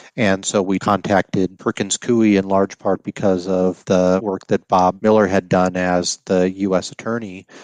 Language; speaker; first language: English; native; English